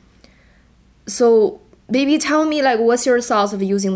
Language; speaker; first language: English; non-native, fluent; Chinese